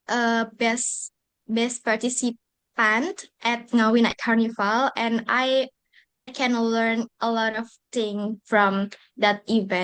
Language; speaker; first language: English; non-native, learner; Indonesian